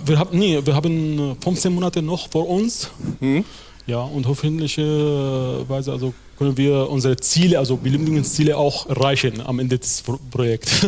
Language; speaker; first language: German; non-native, fluent; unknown